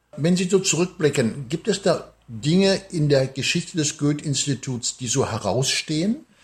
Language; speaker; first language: German; native; German